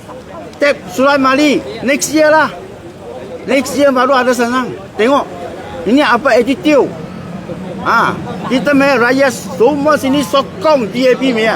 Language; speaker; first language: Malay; non-native, local second language; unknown